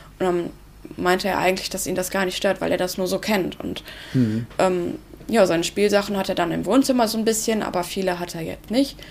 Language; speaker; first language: German; early bilingual, other home language; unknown